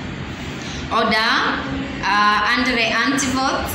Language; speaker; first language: German; non-native, learner; English